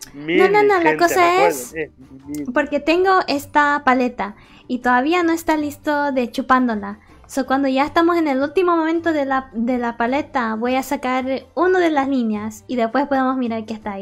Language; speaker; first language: Spanish; early bilingual, heritage; English